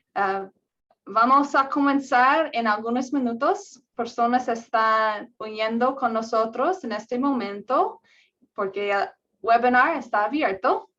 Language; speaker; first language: Spanish; non-native, learner; English